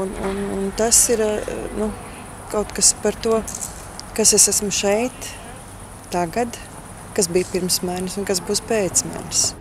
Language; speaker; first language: Latvian; non-native, local second language; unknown